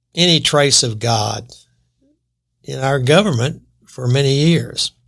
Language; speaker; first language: English; native; English